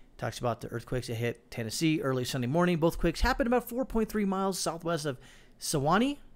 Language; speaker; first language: English; native; English